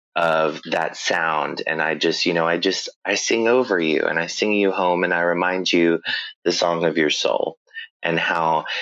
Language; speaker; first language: English; native; English